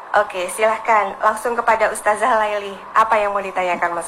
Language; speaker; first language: Indonesian; native; Indonesian